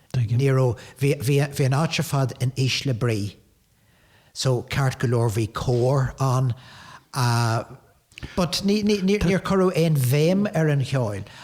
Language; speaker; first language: Irish; non-native, local second language; English